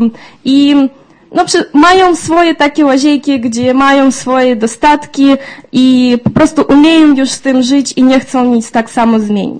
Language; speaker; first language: Polish; non-native, fluent; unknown